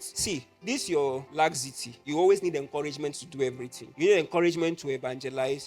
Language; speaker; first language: English; non-native, local second language; Yoruba